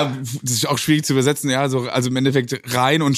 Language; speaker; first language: German; native; German